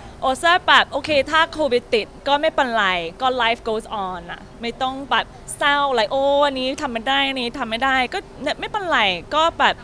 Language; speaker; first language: Thai; non-native, learner; English